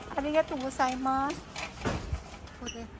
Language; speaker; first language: Japanese; non-native, learner; Filipino